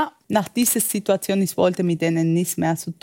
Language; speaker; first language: German; non-native, fluent; Spanish